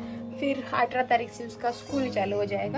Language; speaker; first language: Hindi; native; Hindi